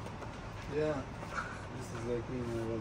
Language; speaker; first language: English; non-native, learner; Arabic